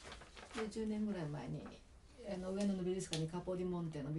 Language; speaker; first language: Japanese; native; Japanese